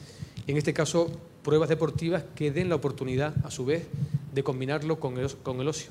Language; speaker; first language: Spanish; native; Spanish